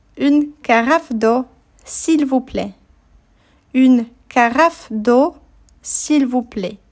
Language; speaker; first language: French; non-native, fluent; Polish